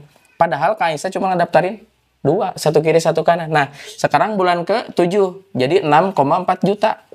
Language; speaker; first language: Indonesian; native; Indonesian